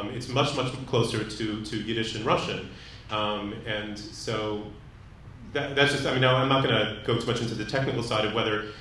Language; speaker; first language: English; native; English